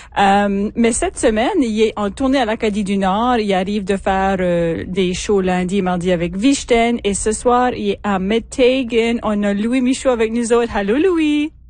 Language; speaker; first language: French; native; French